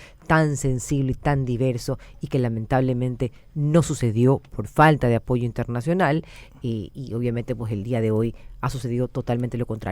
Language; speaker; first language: Spanish; native; Spanish